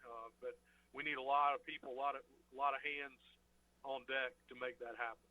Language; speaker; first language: English; native; English